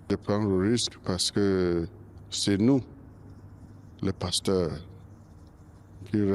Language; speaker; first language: French; non-native, local second language; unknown